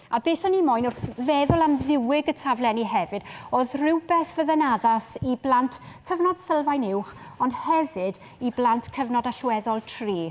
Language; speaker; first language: Welsh; native; Welsh